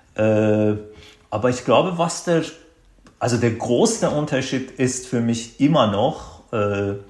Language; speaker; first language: German; non-native, fluent; Azerbaijani